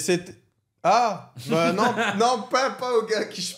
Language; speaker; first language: French; native; French